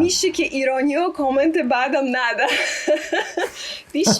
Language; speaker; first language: Persian; non-native, fluent; Russian